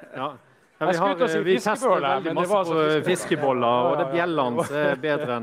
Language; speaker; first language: Norwegian; native; Norwegian